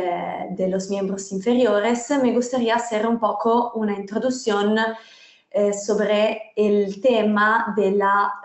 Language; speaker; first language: Spanish; non-native, fluent; Italian